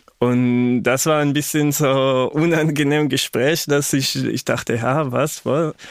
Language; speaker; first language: German; non-native, fluent; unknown